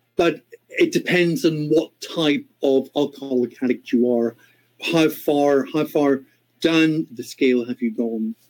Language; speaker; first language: English; native; English